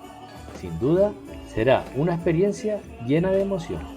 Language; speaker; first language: Spanish; native; Spanish